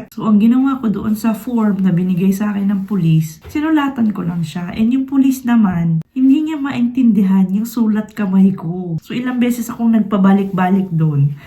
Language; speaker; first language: Filipino; native; Filipino